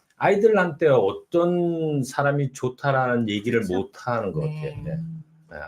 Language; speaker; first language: Korean; native; Korean